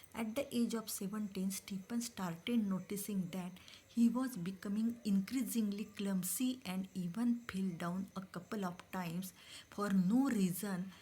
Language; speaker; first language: English; non-native, local second language; Marathi